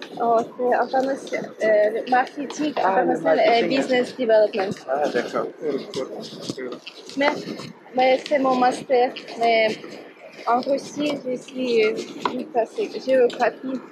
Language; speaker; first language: French; non-native, learner; Russian